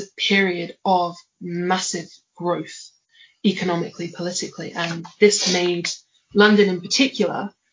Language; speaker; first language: English; native; English